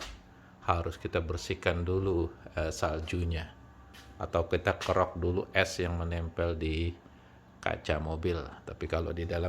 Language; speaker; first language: Indonesian; native; Indonesian